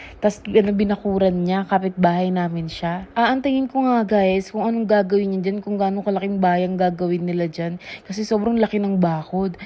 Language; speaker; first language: Filipino; native; Filipino